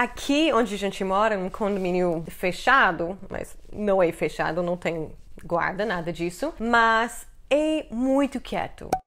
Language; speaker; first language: Portuguese; non-native, fluent; English